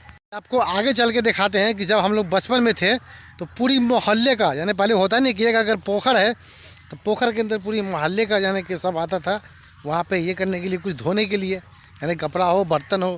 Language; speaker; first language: Hindi; native; Hindi